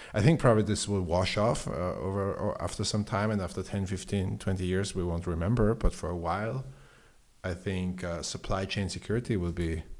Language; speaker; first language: English; non-native, fluent; German